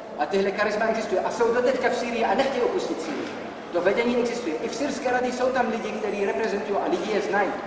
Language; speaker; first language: Czech; non-native, fluent; Arabic